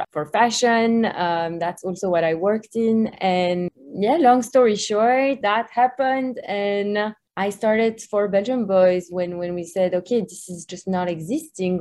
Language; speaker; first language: English; non-native, fluent; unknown